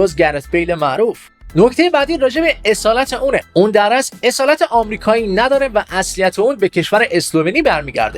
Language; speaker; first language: Persian; native; Persian